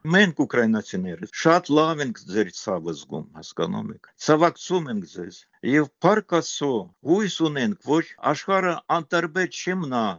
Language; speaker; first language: Armenian; non-native, fluent; Ukrainian